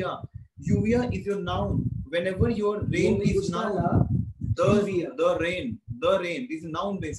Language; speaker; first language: English; non-native, local second language; Hindi